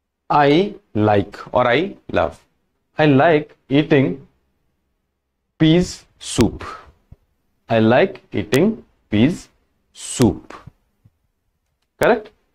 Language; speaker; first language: English; non-native, local second language; Hindi